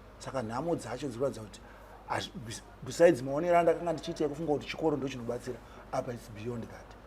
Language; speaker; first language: Shona; native; Shona